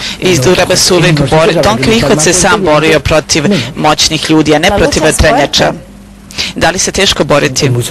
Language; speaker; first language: Serbian; non-native, fluent; Spanish